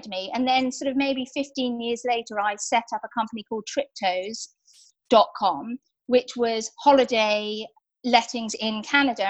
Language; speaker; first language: English; native; English